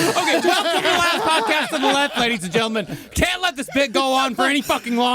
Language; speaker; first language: English; native; English